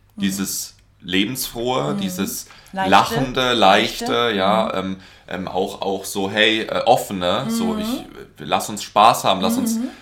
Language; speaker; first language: German; native; German